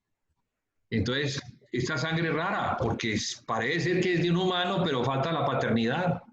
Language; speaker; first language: Spanish; native; Spanish